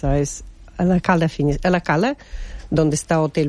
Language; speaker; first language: Spanish; non-native, fluent; Russian